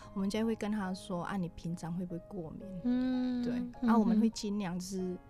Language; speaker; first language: Chinese; non-native, fluent; Indonesian